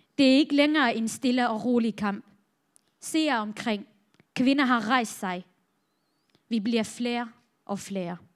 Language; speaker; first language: Danish; non-native, fluent; Central Kurdish